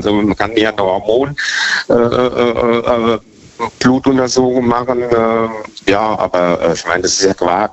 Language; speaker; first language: German; native; German